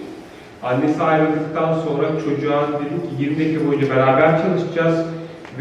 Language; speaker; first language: Turkish; native; Turkish